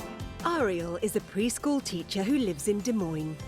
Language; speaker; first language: English; native; English